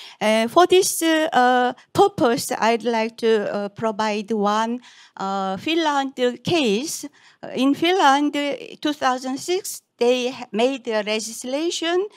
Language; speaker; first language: English; non-native, fluent; Korean